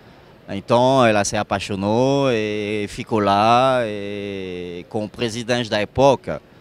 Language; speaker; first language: Portuguese; non-native, fluent; French